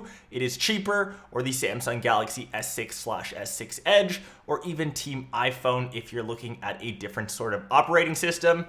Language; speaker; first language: English; native; English